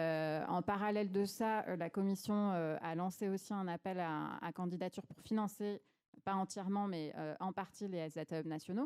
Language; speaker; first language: French; native; French